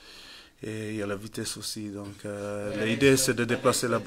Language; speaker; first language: French; non-native, fluent; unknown